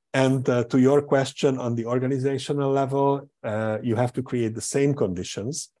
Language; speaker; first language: English; non-native, fluent; Hungarian